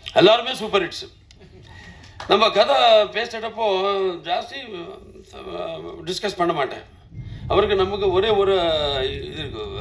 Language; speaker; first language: Tamil; non-native, local second language; Telugu